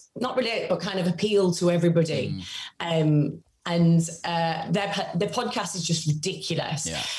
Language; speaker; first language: English; native; English